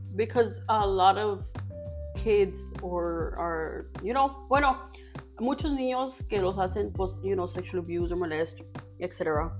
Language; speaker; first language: English; early bilingual, other home language; Spanish